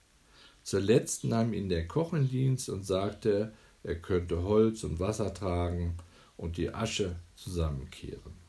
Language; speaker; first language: German; native; German